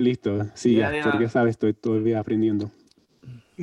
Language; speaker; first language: Spanish; non-native, learner; English